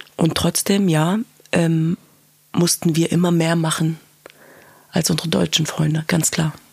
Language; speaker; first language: German; early bilingual, other home language; Kurdish